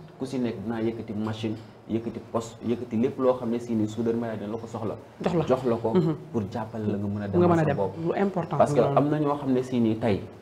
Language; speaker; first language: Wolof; native; Wolof